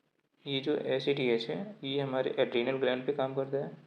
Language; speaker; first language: Hindi; native; Hindi